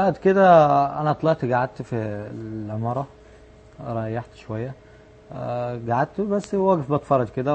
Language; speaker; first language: Arabic; native; Arabic